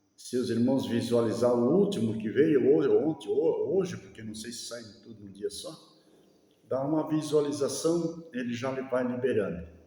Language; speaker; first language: Portuguese; native; Portuguese